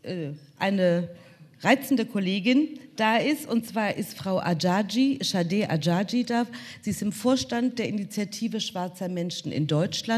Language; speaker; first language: German; native; German